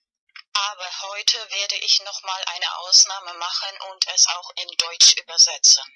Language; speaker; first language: German; non-native, learner; Spanish